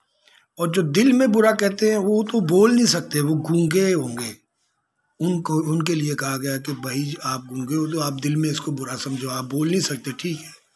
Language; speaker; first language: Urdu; non-native, local second language; Punjabi